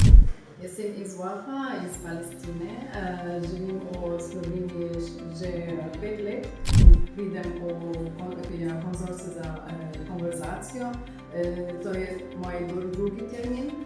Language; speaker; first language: Slovenian; non-native, learner; Arabic